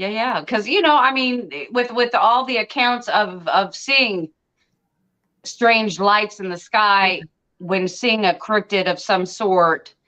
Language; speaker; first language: English; native; English